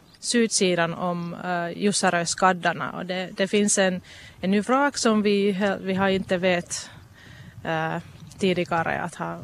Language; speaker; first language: Swedish; non-native, local second language; Finnish